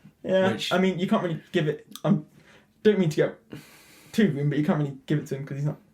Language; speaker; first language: English; native; English